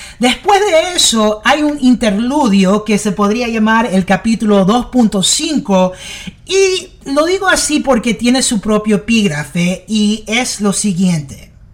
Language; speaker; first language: Spanish; early bilingual, heritage; English